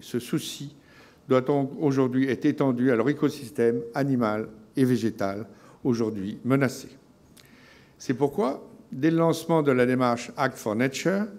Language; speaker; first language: French; native; French